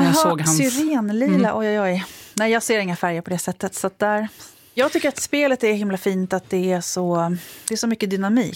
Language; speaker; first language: Swedish; native; Swedish